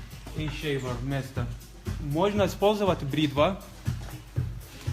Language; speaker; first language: Russian; non-native, local second language; Georgian